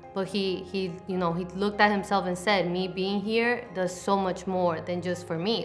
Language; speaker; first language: English; early bilingual, other home language; Spanish